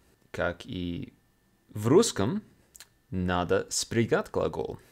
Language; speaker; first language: Russian; non-native, fluent; English